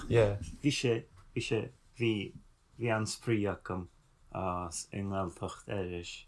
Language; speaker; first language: Irish; non-native, fluent; English